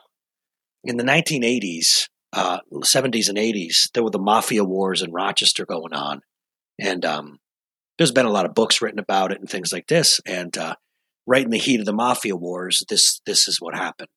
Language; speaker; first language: English; native; English